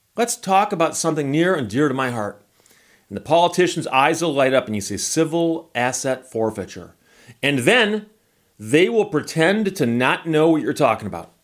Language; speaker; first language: English; native; English